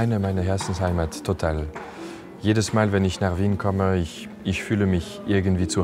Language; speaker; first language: German; non-native, fluent; French